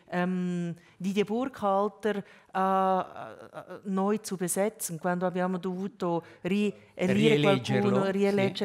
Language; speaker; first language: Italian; non-native, local second language; German